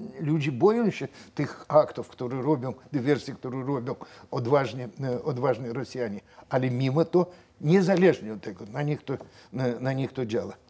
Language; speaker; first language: Polish; non-native, fluent; Russian